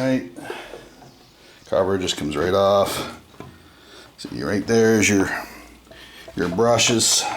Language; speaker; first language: English; native; English